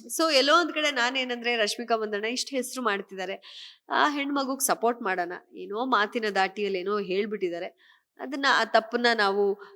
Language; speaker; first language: Kannada; non-native, local second language; Kodava